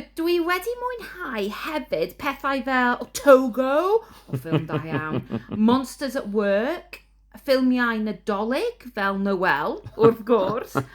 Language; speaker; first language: Welsh; non-native, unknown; English